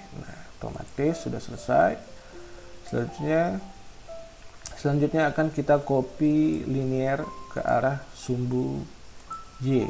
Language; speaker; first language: Indonesian; native; Indonesian